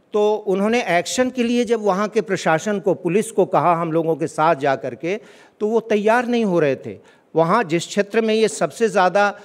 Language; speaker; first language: Hindi; native; Hindi